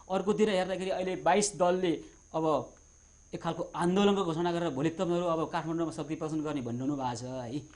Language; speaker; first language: Nepali; native; Nepali